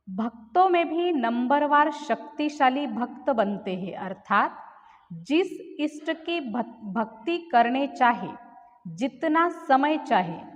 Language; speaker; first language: Hindi; non-native, local second language; Marathi